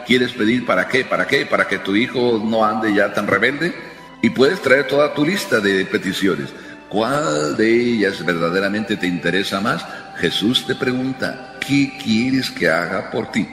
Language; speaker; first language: Spanish; native; Spanish